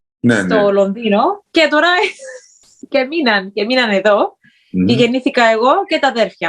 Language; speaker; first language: Greek; early bilingual, heritage; Greek